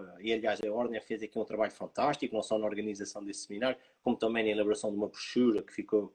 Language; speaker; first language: Portuguese; native; Portuguese